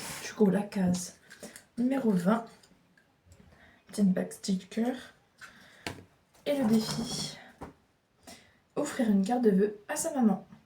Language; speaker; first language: French; native; French